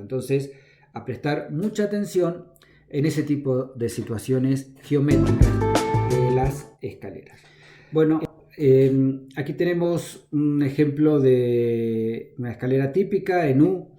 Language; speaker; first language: Spanish; native; Spanish